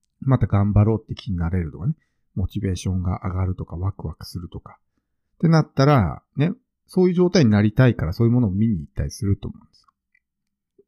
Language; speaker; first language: Japanese; native; Japanese